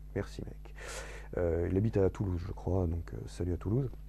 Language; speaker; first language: French; native; French